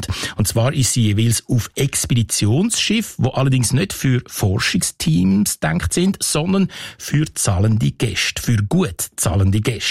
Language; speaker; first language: German; native; German